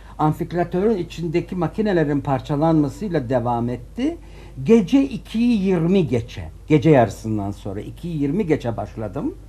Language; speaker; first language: Turkish; native; Turkish